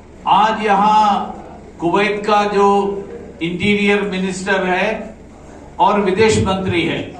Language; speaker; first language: Hindi; non-native, local second language; Malayalam